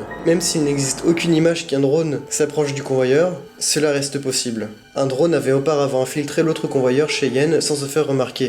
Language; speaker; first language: French; native; French